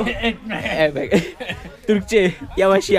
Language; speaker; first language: Turkish; non-native, learner; Indonesian